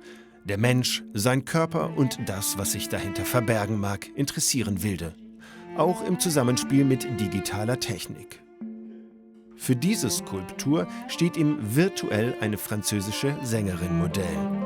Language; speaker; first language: German; native; German